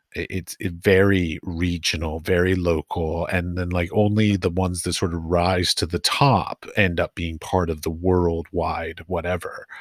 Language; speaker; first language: English; native; English